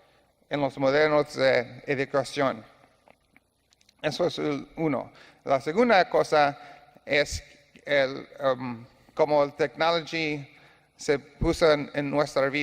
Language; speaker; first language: Spanish; non-native, learner; English